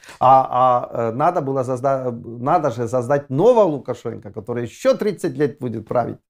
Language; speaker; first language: Russian; non-native, fluent; Estonian